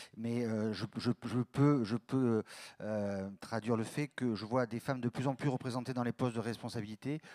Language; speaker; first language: French; native; French